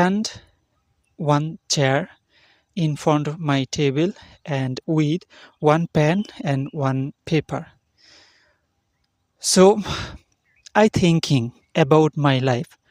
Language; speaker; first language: English; non-native, learner; Bangla